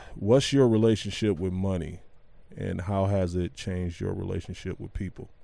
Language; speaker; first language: English; native; English